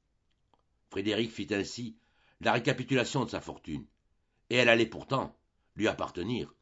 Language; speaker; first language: French; native; French